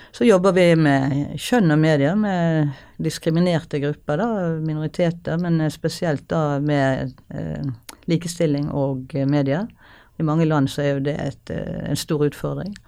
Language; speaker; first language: Norwegian; native; Norwegian